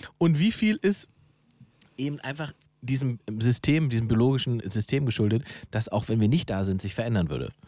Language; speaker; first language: German; native; German